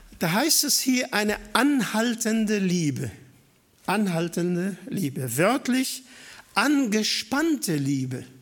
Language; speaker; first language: German; non-native, fluent; Arabic